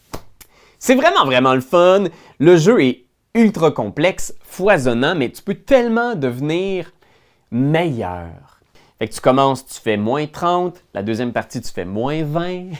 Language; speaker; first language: French; native; French